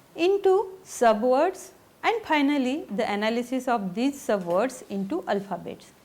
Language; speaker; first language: English; non-native, local second language; Marathi